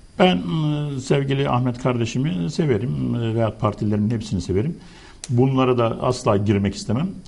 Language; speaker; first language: Turkish; native; Turkish